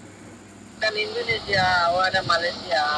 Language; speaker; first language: Indonesian; non-native, learner; Bangla